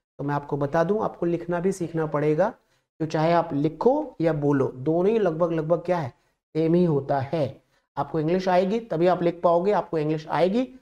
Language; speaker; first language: Hindi; native; Hindi